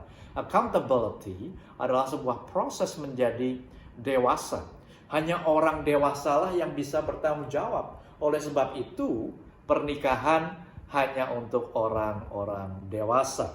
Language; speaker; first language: Indonesian; native; Indonesian